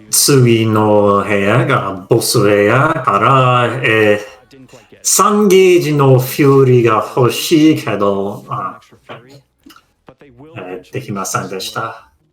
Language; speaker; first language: Japanese; non-native, fluent; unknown